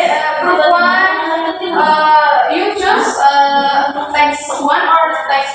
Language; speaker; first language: English; non-native, learner; Indonesian